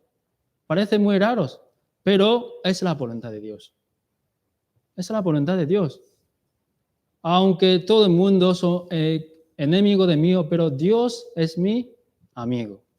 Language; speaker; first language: Spanish; non-native, learner; Chinese